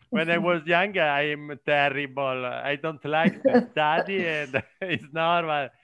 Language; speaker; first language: English; non-native, learner; Italian